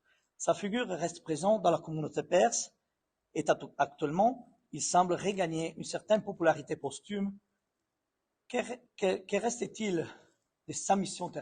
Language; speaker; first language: French; non-native, fluent; Italian